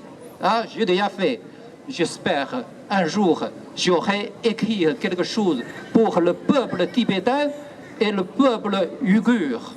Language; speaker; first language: French; non-native, fluent; Chinese